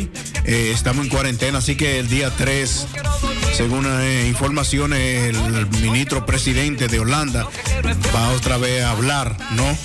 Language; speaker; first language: Spanish; native; Spanish